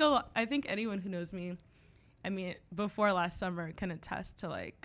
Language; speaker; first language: English; native; English